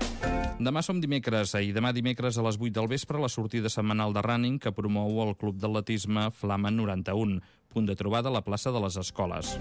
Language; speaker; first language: Catalan; native; Catalan